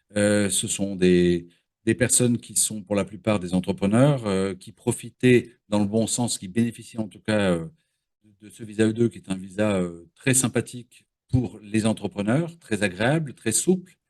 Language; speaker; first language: French; native; French